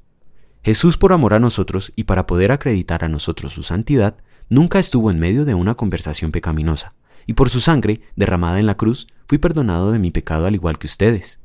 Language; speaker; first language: Spanish; native; Spanish